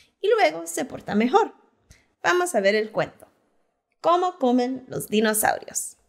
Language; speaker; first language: Spanish; early bilingual, heritage; Spanish